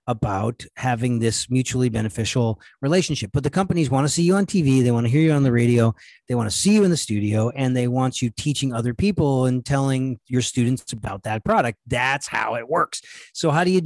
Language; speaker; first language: English; native; English